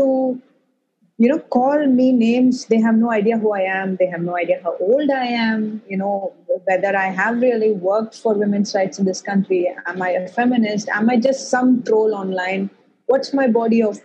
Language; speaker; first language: English; non-native, local second language; Tamil